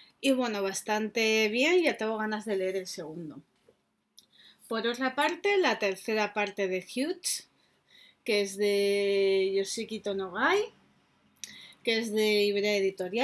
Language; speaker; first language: Spanish; native; Spanish